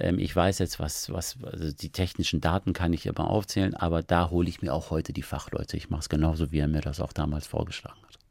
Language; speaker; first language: German; early bilingual, other home language; Persian